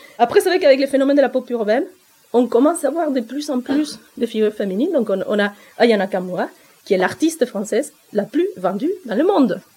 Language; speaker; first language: French; non-native, fluent; Spanish